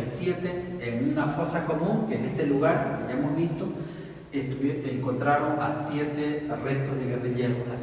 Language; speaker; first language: Spanish; native; Spanish